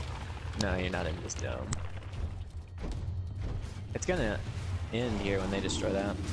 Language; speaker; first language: English; native; English